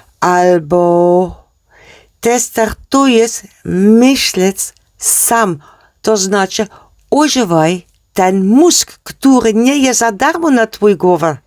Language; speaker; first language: Polish; non-native, learner; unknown